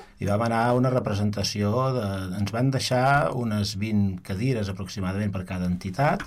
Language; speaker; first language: Catalan; native; Catalan